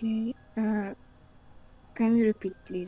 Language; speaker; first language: English; non-native, learner; Russian